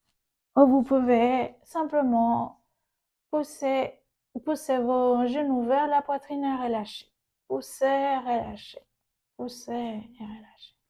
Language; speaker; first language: French; native; French